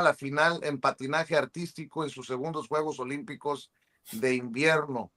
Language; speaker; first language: Spanish; native; Spanish